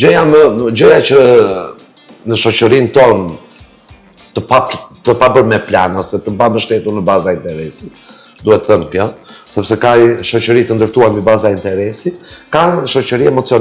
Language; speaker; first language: Albanian; native; Albanian